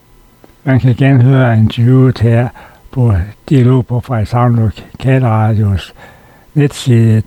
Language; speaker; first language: Danish; native; Danish